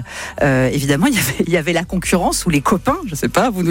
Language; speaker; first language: French; native; French